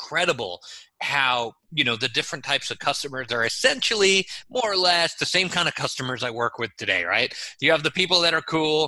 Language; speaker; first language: English; native; English